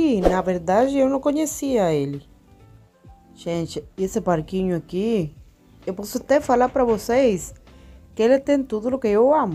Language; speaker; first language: Portuguese; non-native, fluent; Spanish